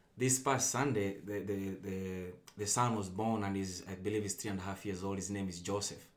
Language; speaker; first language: English; non-native, local second language; Luyia